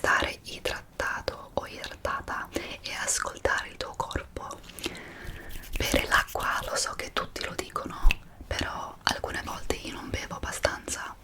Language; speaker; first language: Italian; non-native, fluent; English